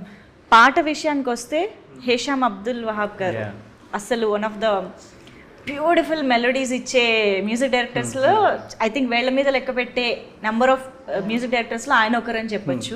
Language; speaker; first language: Telugu; native; Telugu